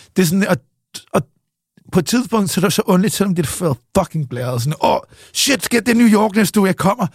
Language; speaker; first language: Danish; early bilingual, other home language; English